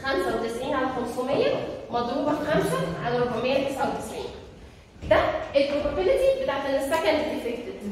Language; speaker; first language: Arabic; native; Arabic